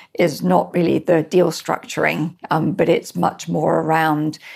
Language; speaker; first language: English; native; English